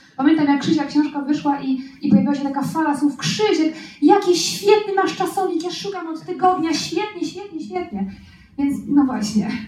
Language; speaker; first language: Polish; native; Polish